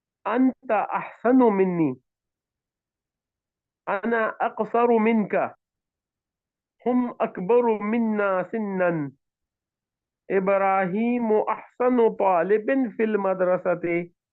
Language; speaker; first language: Arabic; non-native, fluent; Urdu